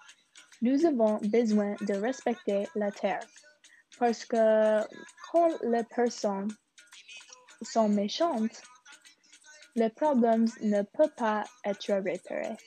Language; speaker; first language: French; non-native, learner; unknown